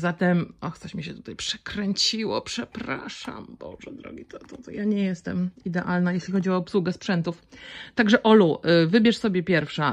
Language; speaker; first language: Polish; native; Polish